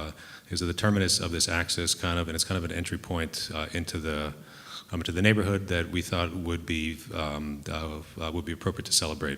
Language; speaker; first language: English; native; English